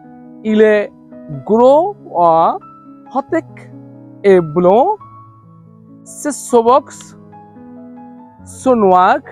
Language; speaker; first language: French; non-native, learner; Bangla